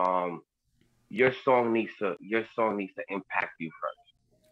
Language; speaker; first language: English; early bilingual, other home language; Spanish